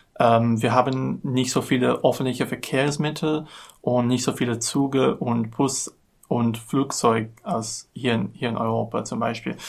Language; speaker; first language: German; non-native, learner; English